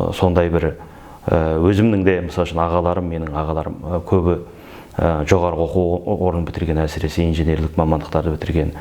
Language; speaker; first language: Kazakh; early bilingual, heritage; Kazakh